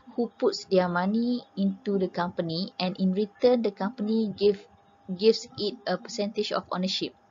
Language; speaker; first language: English; non-native, local second language; Malay